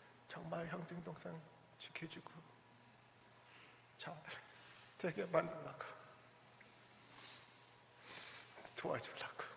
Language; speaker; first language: Korean; early bilingual, heritage; English